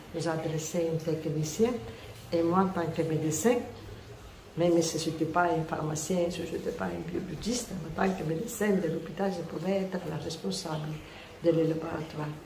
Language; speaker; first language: French; non-native, fluent; Italian